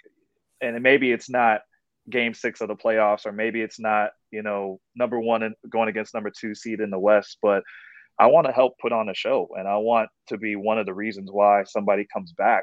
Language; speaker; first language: English; native; English